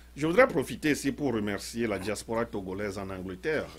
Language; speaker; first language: French; non-native, local second language; Ewe